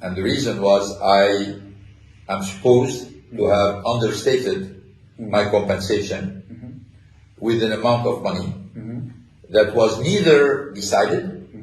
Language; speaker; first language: English; non-native, fluent; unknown